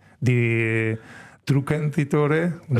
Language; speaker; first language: German; non-native, learner; Spanish